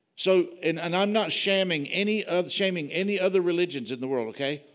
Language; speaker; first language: English; native; English